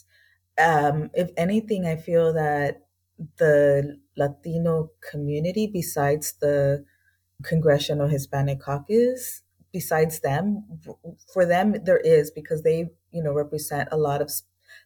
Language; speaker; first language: English; native; English